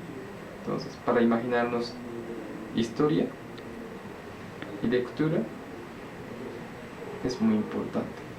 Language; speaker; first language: Spanish; non-native, learner; Japanese